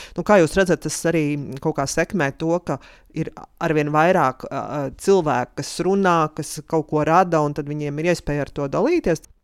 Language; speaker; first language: Latvian; native; Latvian